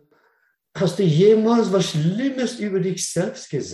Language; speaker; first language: German; non-native, learner; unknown